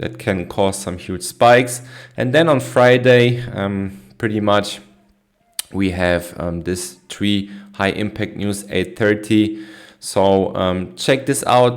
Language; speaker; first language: English; non-native, fluent; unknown